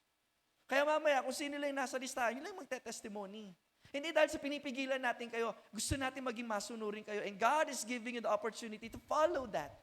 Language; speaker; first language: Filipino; native; Filipino